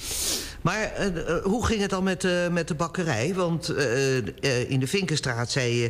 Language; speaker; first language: Dutch; native; Dutch